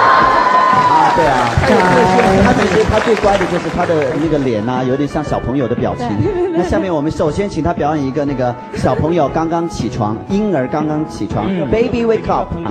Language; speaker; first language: Chinese; native; Chinese